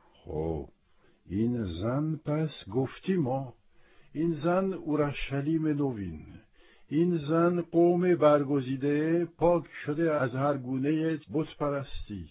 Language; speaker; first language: Persian; non-native, fluent; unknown